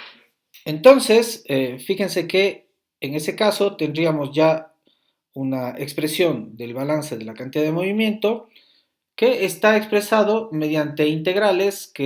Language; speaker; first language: Spanish; native; Spanish